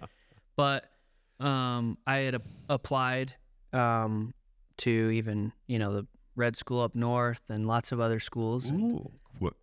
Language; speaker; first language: English; native; English